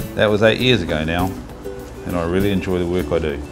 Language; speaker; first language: English; native; English